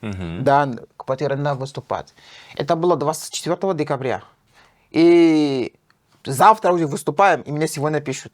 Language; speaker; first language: Russian; non-native, fluent; French